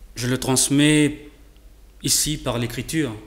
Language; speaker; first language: French; native; French